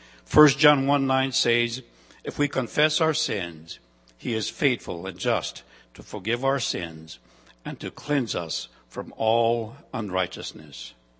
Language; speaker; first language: English; non-native, fluent; Ukrainian